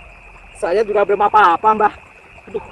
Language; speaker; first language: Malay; non-native, local second language; Javanese